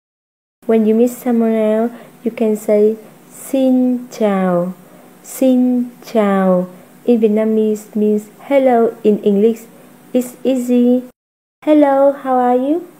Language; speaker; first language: English; non-native, fluent; Vietnamese